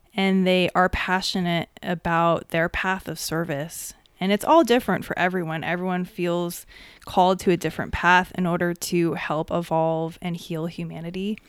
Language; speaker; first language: English; native; English